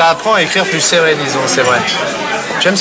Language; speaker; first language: French; native; French